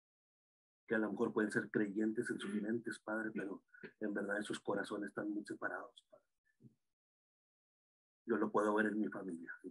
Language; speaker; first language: Spanish; native; Spanish